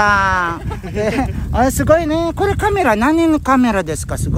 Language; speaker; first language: Japanese; non-native, learner; Filipino